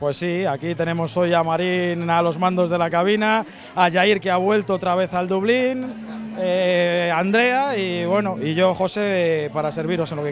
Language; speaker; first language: Spanish; native; Spanish